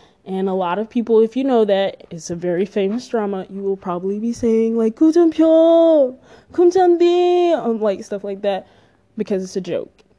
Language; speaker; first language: English; native; English